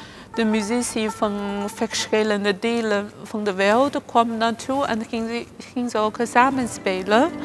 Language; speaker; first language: Dutch; non-native, fluent; Chinese